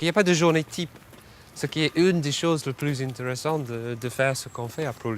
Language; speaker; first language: French; non-native, fluent; English